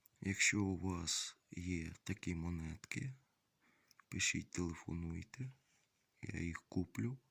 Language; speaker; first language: Ukrainian; native; Ukrainian